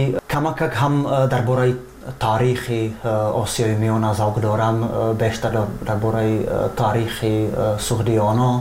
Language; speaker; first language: Persian; non-native, fluent; Czech